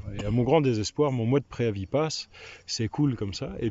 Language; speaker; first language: French; native; French